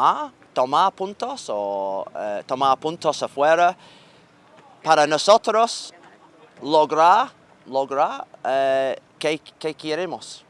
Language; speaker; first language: Spanish; non-native, learner; English